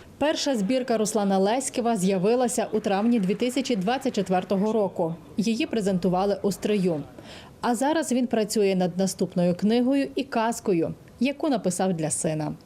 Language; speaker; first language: Ukrainian; native; Ukrainian